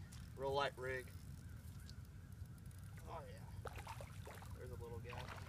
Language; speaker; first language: English; native; English